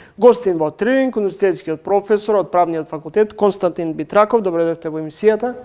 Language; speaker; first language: Macedonian; native; Macedonian